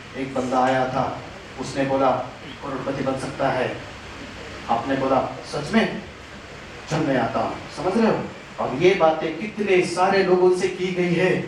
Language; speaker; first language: Hindi; non-native, local second language; Marathi